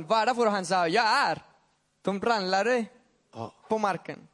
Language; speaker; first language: Swedish; non-native, fluent; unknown